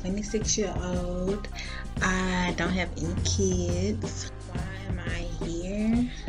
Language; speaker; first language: English; native; English